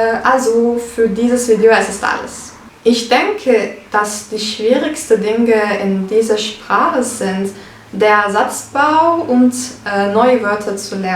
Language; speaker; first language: German; non-native, fluent; Turkish